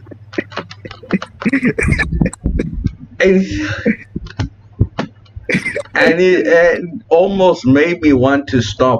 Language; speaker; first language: English; native; English